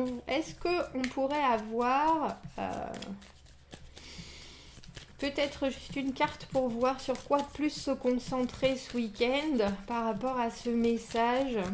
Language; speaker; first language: French; native; French